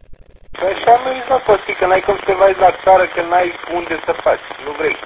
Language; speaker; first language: Romanian; native; Romanian